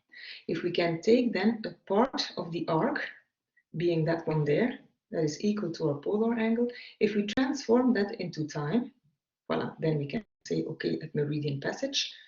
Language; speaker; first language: English; non-native, fluent; Dutch